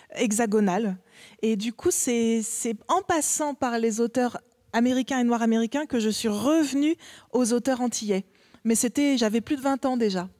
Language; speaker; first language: French; native; French